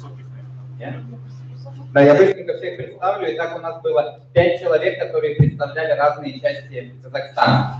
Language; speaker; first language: Russian; native; Russian